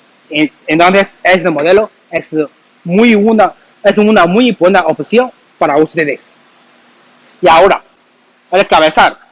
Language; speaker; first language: Spanish; non-native, learner; Chinese